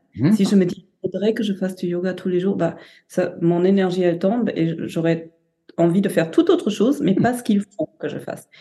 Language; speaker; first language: French; non-native, fluent; German